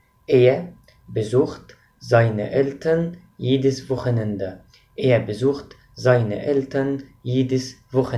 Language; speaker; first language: German; non-native, fluent; Arabic